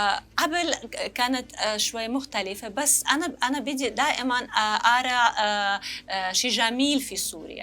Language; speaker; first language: Arabic; non-native, learner; Russian